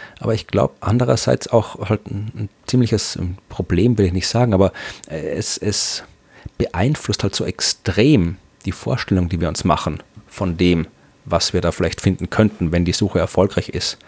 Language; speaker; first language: German; native; German